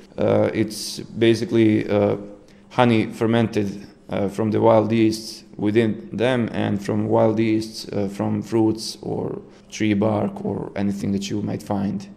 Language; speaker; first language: English; non-native, fluent; Serbian